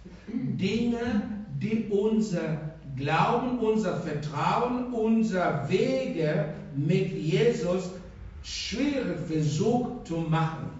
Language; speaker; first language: German; non-native, fluent; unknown